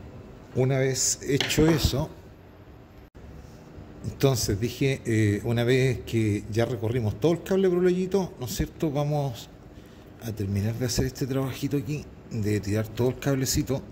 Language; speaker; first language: Spanish; native; Spanish